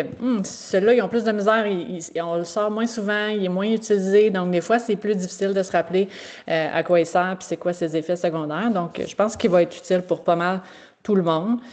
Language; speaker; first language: French; native; French